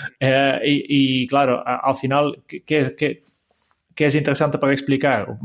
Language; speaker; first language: Spanish; non-native, fluent; Dutch